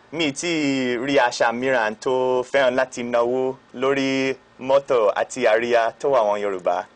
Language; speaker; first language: Yoruba; non-native, fluent; English